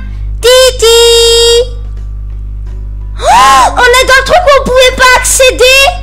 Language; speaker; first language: French; native; French